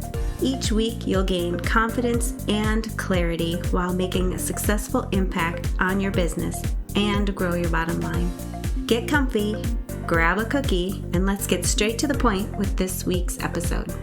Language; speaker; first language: English; native; English